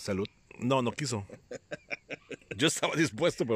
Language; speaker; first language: Spanish; native; Spanish